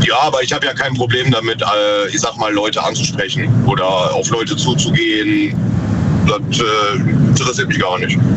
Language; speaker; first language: German; native; German